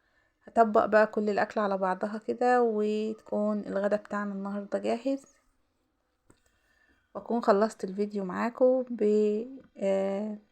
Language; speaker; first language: Arabic; native; Arabic